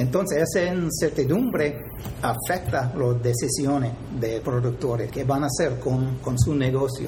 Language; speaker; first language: Spanish; non-native, fluent; English